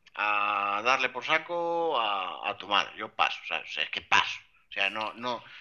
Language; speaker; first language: Spanish; native; Spanish